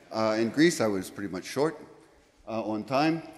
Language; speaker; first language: English; native; English